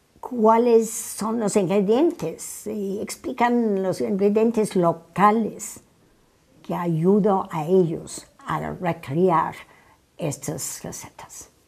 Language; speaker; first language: Spanish; non-native, fluent; English